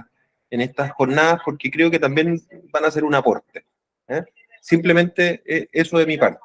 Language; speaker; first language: Spanish; native; Spanish